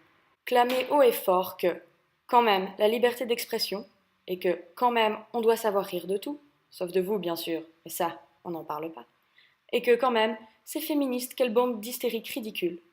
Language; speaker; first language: French; native; French